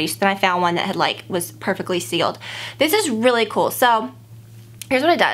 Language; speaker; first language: English; native; English